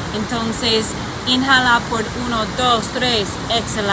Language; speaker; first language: Spanish; non-native, learner; English